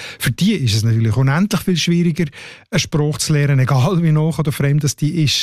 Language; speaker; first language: German; native; German